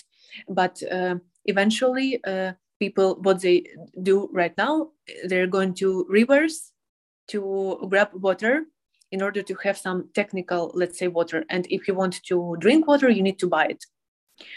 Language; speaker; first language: English; non-native, fluent; Ukrainian